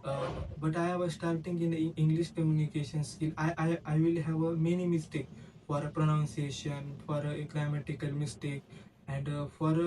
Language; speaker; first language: English; non-native, learner; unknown